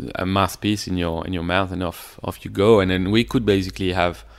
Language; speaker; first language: English; non-native, fluent; French